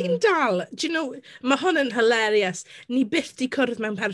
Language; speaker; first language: Welsh; non-native, local second language; English